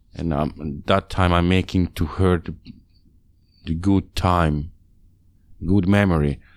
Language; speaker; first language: English; non-native, learner; Hungarian